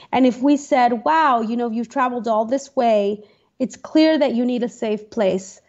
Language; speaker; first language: English; native; English